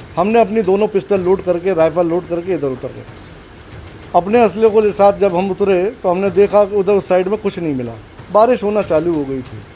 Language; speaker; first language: Hindi; native; Hindi